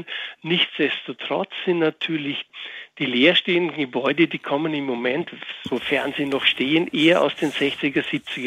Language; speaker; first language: German; native; German